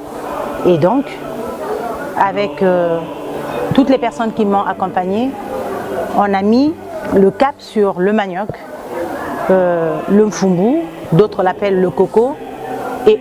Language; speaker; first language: French; non-native, local second language; Lingala